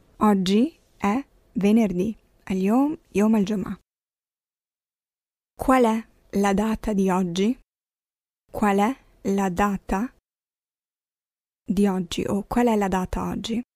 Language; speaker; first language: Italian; non-native, fluent; Arabic